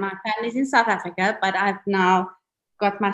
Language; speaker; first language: English; native; English